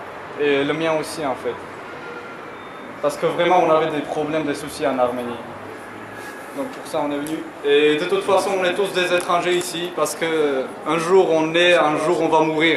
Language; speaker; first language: French; non-native, fluent; Armenian